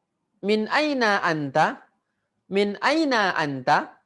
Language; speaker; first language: Arabic; non-native, fluent; Indonesian